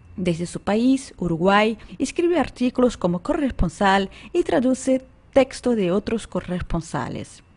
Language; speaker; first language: Spanish; non-native, fluent; Portuguese